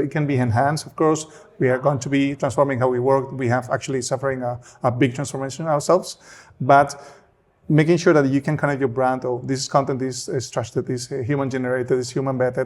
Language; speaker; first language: English; non-native, fluent; Spanish